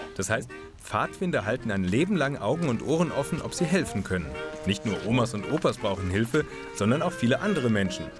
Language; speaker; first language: German; native; German